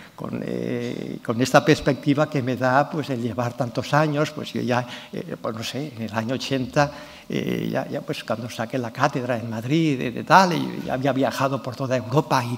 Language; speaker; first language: Spanish; non-native, local second language; Catalan